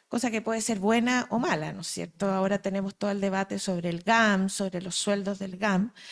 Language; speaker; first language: Spanish; native; Spanish